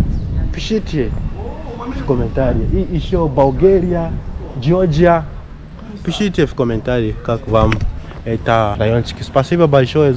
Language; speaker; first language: Russian; non-native, fluent; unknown